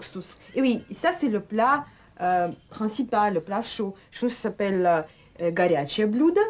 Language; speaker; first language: French; non-native, fluent; Russian